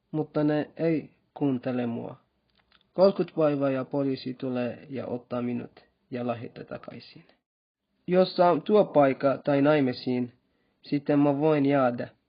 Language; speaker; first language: Finnish; non-native, learner; Arabic